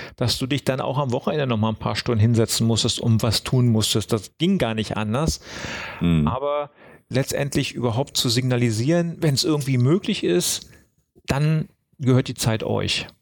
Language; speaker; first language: German; native; German